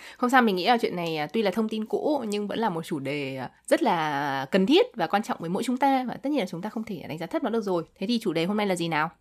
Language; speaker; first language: Vietnamese; native; Vietnamese